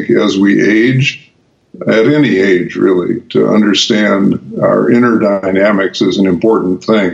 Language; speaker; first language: English; native; English